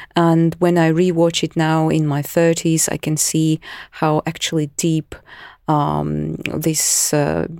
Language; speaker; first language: English; non-native, fluent; Russian